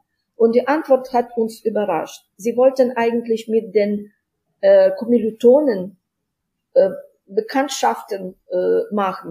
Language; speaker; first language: German; non-native, fluent; Ukrainian